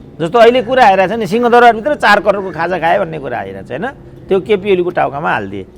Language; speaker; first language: Nepali; native; Nepali